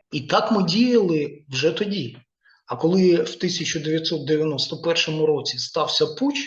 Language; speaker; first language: Ukrainian; non-native, local second language; Russian